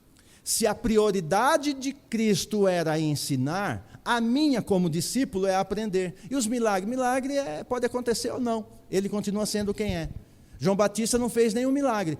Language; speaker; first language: Portuguese; native; Portuguese